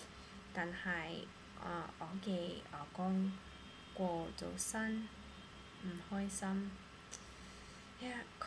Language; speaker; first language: Chinese; non-native, learner; English